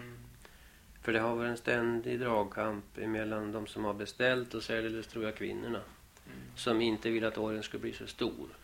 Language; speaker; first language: Swedish; native; Swedish